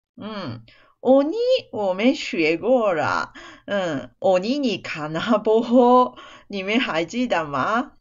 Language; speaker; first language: Chinese; non-native, fluent; Japanese